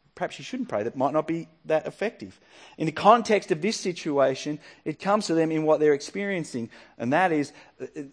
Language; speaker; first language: English; native; English